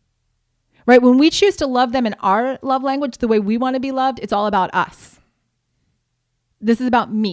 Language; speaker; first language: English; native; English